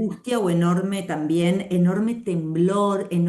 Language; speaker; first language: Spanish; native; Spanish